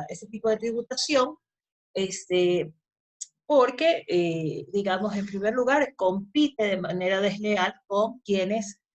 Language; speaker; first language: Spanish; native; Spanish